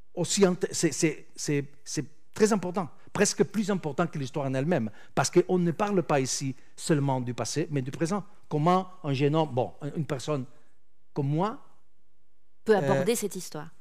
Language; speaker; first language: French; non-native, fluent; Spanish